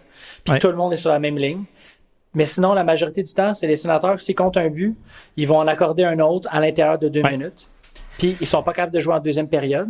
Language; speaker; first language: French; native; French